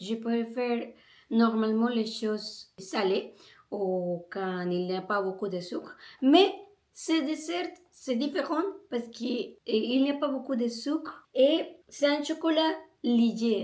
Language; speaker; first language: French; non-native, learner; Spanish